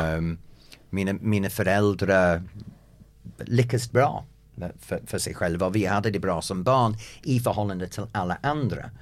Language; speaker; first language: Swedish; non-native, fluent; English